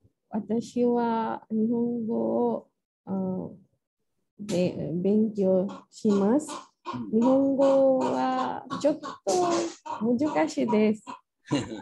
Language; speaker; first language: Japanese; non-native, learner; Bangla